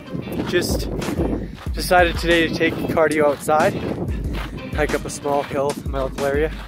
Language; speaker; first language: English; native; English